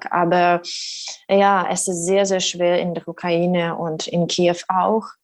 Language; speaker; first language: German; non-native, learner; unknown